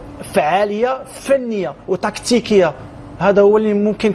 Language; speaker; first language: Arabic; native; Arabic